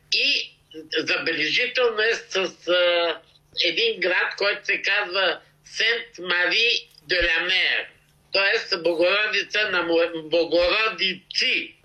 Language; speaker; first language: Bulgarian; native; Bulgarian